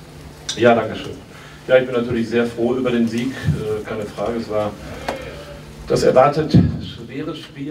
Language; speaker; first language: German; native; German